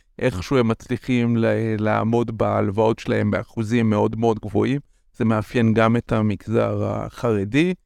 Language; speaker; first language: Hebrew; native; Hebrew